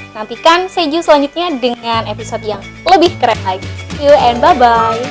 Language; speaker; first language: Indonesian; native; Indonesian